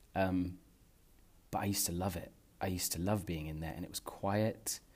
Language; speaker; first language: English; native; English